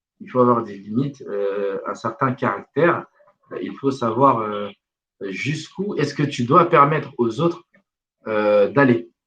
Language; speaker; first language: French; non-native, local second language; Wolof